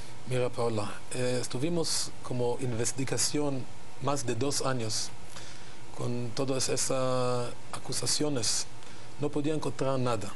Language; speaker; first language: Spanish; non-native, learner; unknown